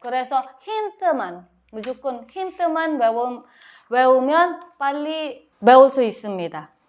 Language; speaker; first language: Korean; non-native, fluent; Filipino